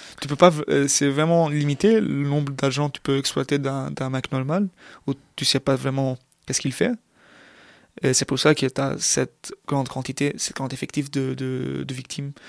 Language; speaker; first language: French; non-native, local second language; Arabic